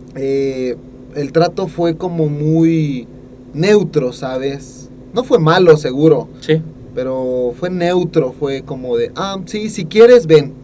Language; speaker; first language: Spanish; native; Spanish